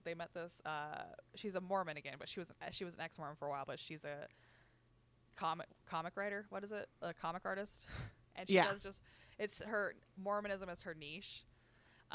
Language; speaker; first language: English; native; English